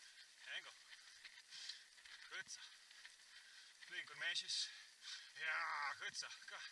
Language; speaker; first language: Dutch; native; Dutch